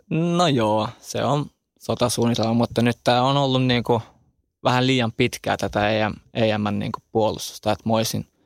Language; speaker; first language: Finnish; early bilingual, other home language; Albanian